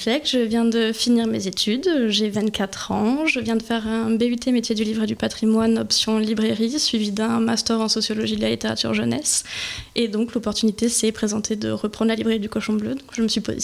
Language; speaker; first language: French; native; French